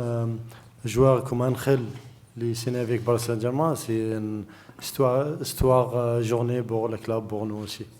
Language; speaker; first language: French; non-native, learner; Arabic